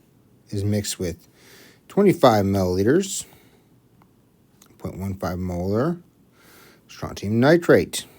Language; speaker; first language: English; native; English